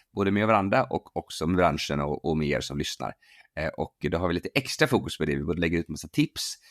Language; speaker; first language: Swedish; native; Swedish